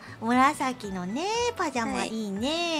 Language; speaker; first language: Japanese; native; Japanese